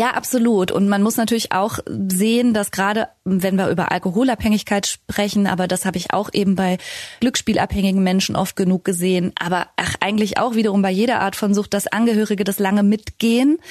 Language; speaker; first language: German; native; German